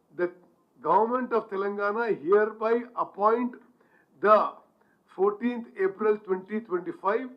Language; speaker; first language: English; non-native, local second language; Telugu